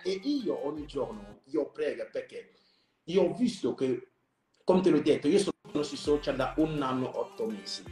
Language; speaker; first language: Italian; non-native, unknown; French